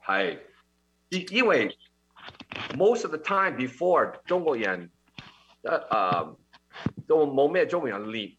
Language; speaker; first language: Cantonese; early bilingual, heritage; Cantonese